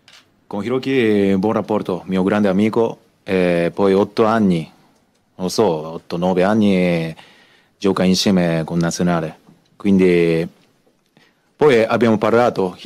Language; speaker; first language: Italian; non-native, learner; Japanese